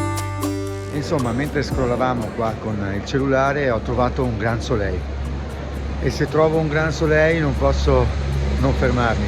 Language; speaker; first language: Italian; native; Italian